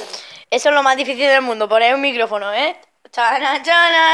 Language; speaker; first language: Spanish; native; Spanish